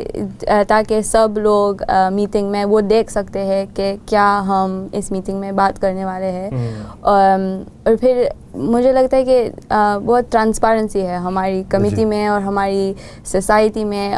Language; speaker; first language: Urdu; non-native, learner; Gujarati